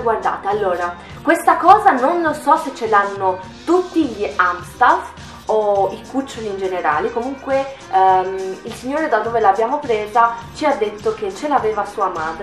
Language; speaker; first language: Italian; native; Italian